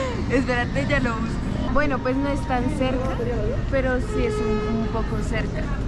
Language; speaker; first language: Spanish; native; Spanish